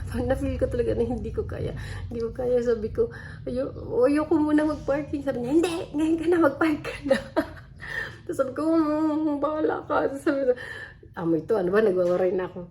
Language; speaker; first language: Filipino; non-native, local second language; Waray